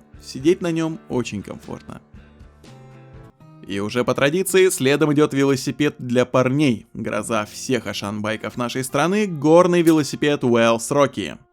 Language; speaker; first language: Russian; native; Russian